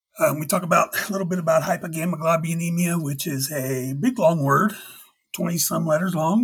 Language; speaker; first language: English; native; English